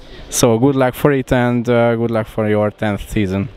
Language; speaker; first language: English; non-native, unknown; Hungarian